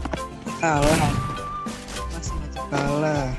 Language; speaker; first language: Indonesian; native; Indonesian